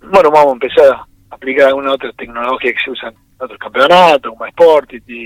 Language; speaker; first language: Spanish; native; Spanish